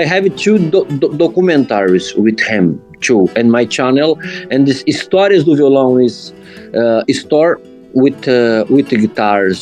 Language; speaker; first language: English; non-native, learner; Portuguese